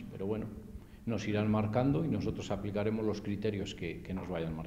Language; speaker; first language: Spanish; native; Spanish